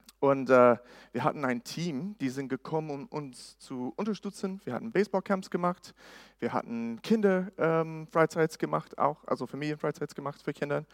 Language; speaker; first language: German; non-native, fluent; English